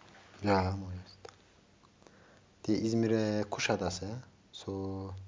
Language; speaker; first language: Dutch; non-native, learner; Turkish